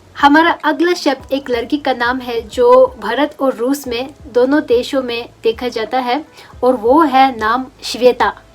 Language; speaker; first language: Hindi; non-native, local second language; Russian